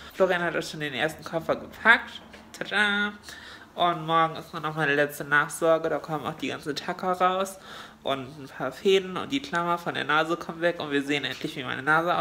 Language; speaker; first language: German; native; German